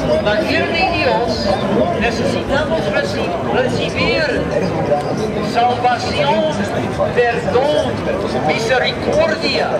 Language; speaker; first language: Spanish; non-native, learner; English